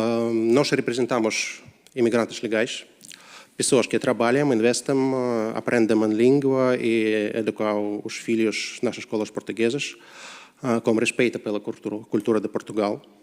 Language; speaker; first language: Portuguese; non-native, learner; Russian